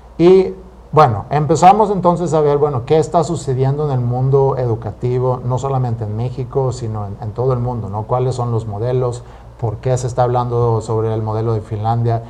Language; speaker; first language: Spanish; non-native, fluent; Swedish